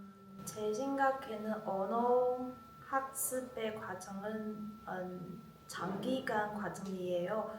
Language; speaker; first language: Korean; non-native, learner; Chinese